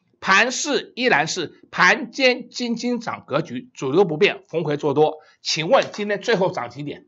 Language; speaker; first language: Chinese; native; Chinese